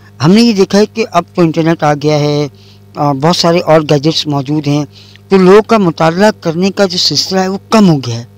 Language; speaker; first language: Urdu; native; Urdu